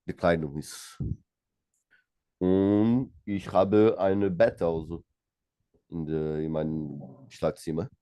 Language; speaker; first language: German; non-native, learner; Portuguese